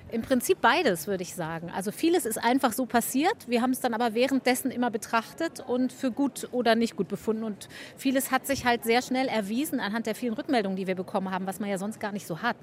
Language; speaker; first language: German; native; German